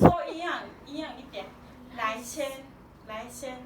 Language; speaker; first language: Chinese; non-native, learner; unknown